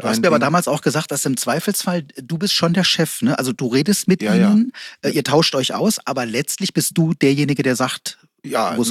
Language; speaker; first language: German; native; German